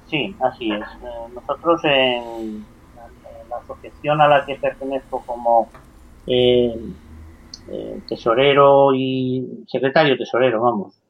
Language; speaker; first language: Spanish; native; Spanish